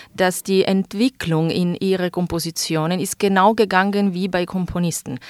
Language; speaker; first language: German; non-native, fluent; Italian